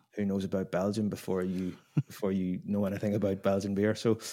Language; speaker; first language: English; native; English